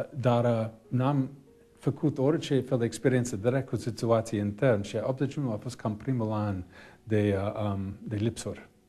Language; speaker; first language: Romanian; non-native, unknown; English